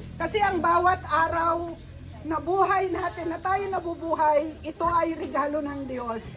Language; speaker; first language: Filipino; non-native, local second language; Iloko